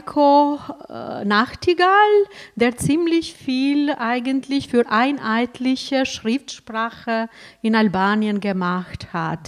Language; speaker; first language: German; non-native, fluent; Albanian